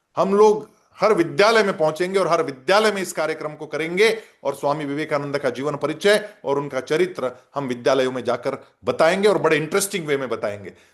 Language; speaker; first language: Hindi; non-native, local second language; Marathi